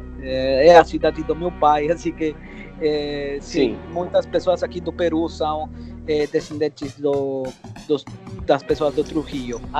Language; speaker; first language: Portuguese; non-native, fluent; Spanish